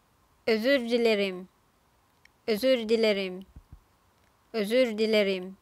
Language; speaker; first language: Turkish; non-native, fluent; Thai